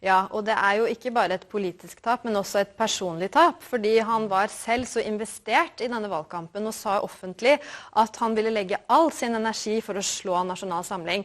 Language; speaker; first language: Norwegian; native; Norwegian